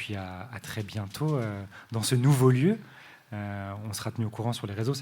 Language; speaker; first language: French; native; French